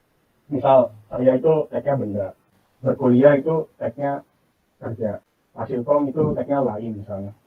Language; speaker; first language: Indonesian; native; Indonesian